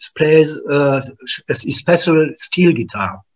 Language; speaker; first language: English; non-native, learner; German